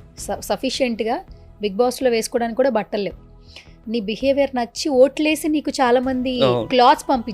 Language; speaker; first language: Telugu; native; Telugu